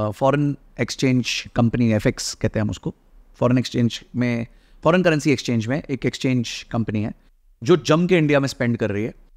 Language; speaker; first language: Hindi; native; Hindi